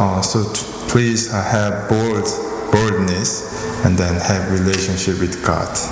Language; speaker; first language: English; non-native, fluent; Korean